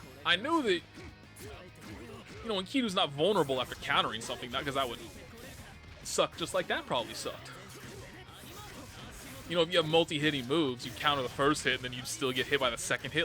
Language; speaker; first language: English; native; English